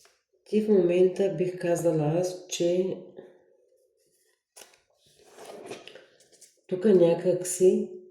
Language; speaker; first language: Bulgarian; native; Bulgarian